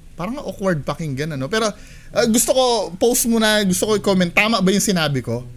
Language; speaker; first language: Filipino; native; Filipino